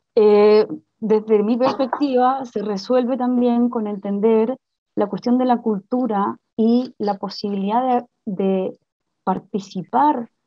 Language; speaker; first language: Spanish; native; Spanish